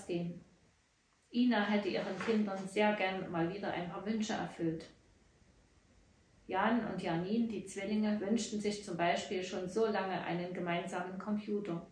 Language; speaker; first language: German; native; German